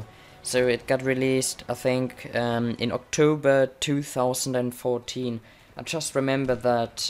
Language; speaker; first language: English; non-native, fluent; Swiss German